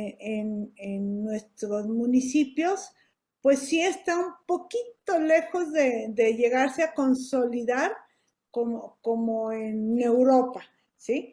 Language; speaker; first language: Spanish; native; Spanish